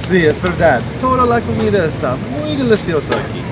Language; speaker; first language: Spanish; non-native, learner; English